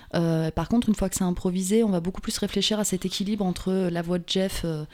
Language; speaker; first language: French; native; French